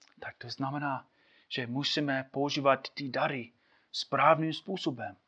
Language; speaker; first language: Czech; non-native, fluent; English